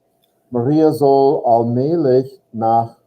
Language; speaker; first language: German; non-native, fluent; English